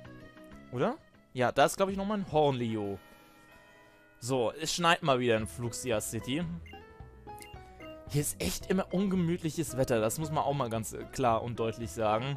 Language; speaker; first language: German; native; German